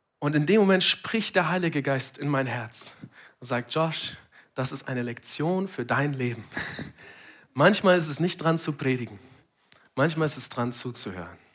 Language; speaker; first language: German; non-native, fluent; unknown